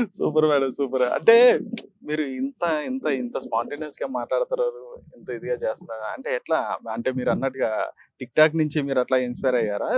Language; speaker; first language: Telugu; native; Telugu